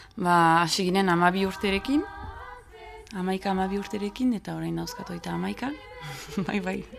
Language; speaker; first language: Basque; native; Basque